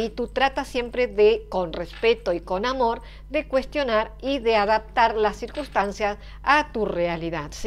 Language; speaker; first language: Spanish; native; Spanish